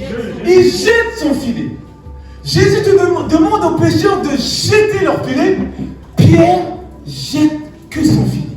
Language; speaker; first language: French; native; French